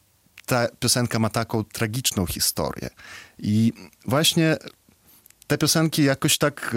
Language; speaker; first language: Polish; non-native, fluent; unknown